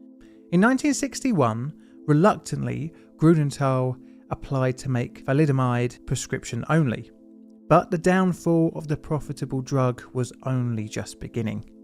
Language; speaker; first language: English; native; English